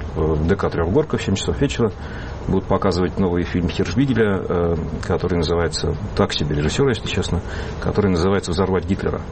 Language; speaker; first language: Russian; native; Russian